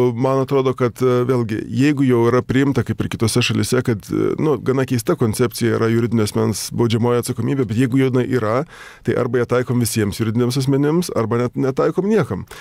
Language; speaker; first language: Lithuanian; native; Lithuanian